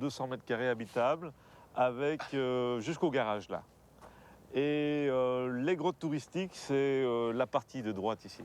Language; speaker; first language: French; native; French